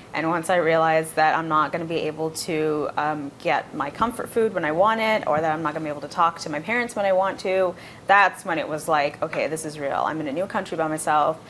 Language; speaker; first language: English; non-native, local second language; Bangla